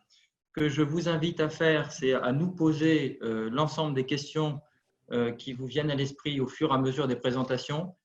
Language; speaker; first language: French; native; French